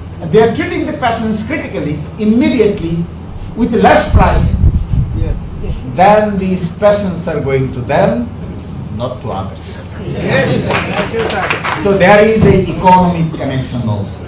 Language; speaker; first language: English; non-native, local second language; Bangla